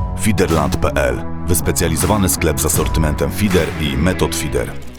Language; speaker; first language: Polish; native; Polish